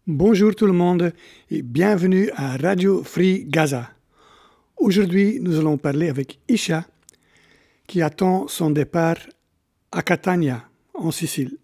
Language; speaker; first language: French; native; French